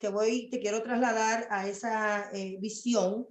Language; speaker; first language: Spanish; native; Spanish